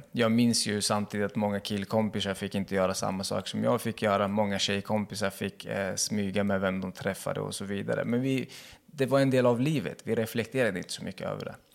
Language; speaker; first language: Swedish; early bilingual, other home language; Kurdish